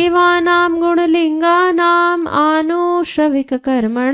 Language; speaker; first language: Hindi; native; Hindi